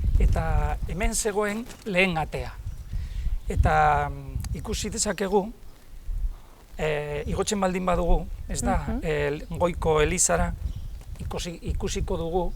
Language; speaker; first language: Basque; non-native, local second language; Spanish